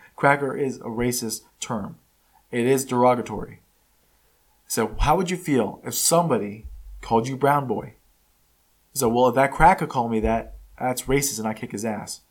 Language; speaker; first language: English; early bilingual, other home language; Spanish